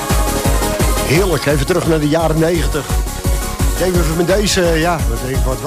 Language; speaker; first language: Dutch; native; Dutch